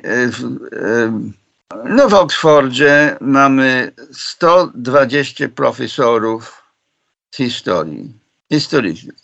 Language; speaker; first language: Polish; non-native, fluent; English